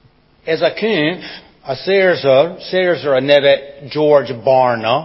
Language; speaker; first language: Hungarian; non-native, fluent; English